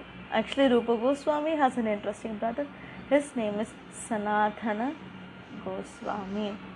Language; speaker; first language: English; non-native, local second language; Tamil